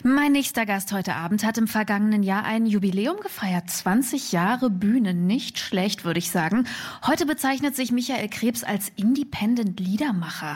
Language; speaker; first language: German; native; German